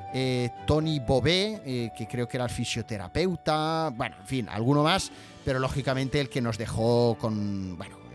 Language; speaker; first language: Spanish; native; Spanish